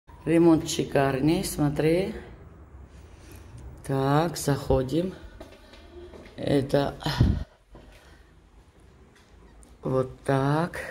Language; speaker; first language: Russian; non-native, fluent; Georgian